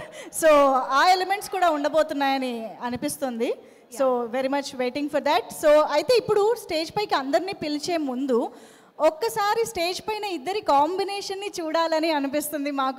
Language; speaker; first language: Telugu; native; Telugu